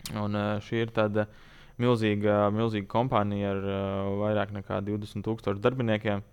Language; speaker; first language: Latvian; native; Latvian